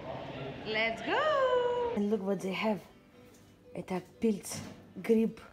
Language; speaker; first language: English; non-native, learner; Russian